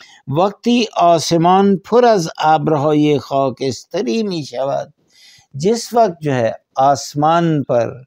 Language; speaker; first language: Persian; non-native, fluent; Urdu